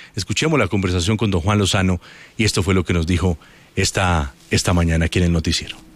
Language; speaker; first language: Spanish; native; Spanish